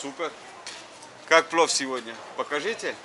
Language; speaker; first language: Russian; non-native, learner; English